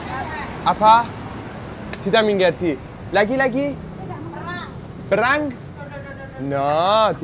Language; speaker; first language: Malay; non-native, learner; Persian